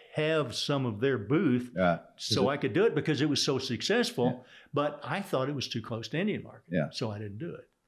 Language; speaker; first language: English; native; English